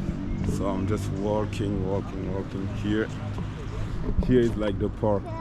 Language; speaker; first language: English; non-native, fluent; French